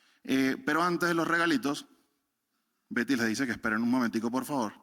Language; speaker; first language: Spanish; native; Spanish